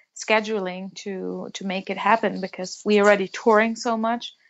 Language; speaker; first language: English; non-native, fluent; Dutch